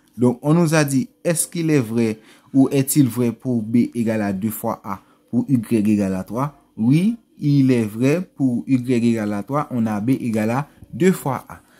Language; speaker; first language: French; non-native, local second language; Haitian Creole